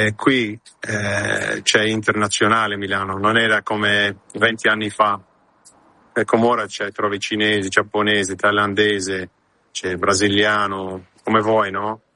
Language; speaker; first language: Italian; early bilingual, heritage; Italian